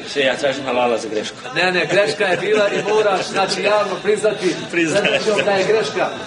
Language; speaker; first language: Bosnian; native; Bosnian